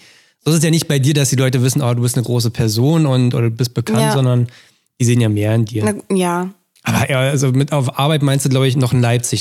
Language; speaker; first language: German; native; German